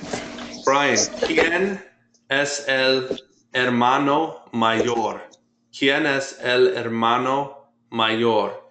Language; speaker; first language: Spanish; non-native, fluent; English